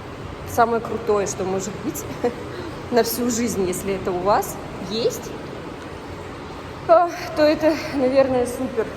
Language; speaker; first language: Russian; native; Russian